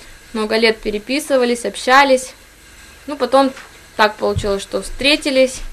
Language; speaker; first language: Russian; native; Russian